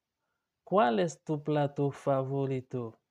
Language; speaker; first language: Spanish; non-native, learner; Haitian Creole